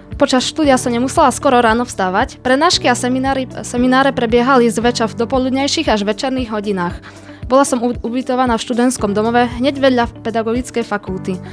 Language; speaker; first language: Slovak; non-native, local second language; Hungarian